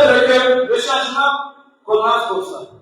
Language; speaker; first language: French; non-native, local second language; Comorian